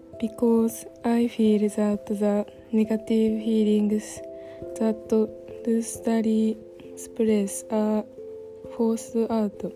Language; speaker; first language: English; non-native, learner; Japanese